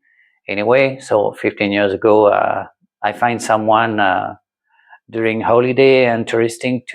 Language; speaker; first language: English; non-native, learner; French